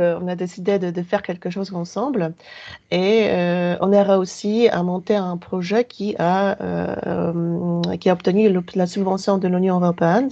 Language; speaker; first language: French; non-native, fluent; Polish